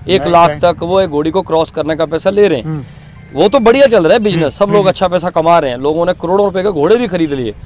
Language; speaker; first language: Hindi; native; Hindi